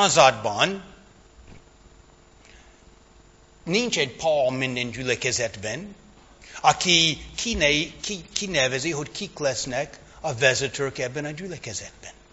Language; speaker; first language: Hungarian; non-native, fluent; English